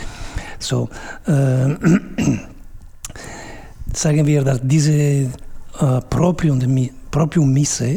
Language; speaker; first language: German; non-native, fluent; Italian